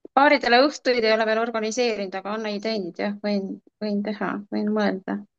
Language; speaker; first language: Estonian; native; Estonian